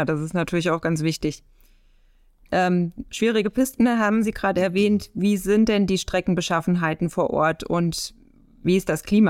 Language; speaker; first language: German; native; German